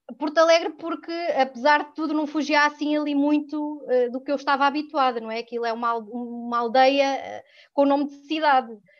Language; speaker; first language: Portuguese; early bilingual, other home language; French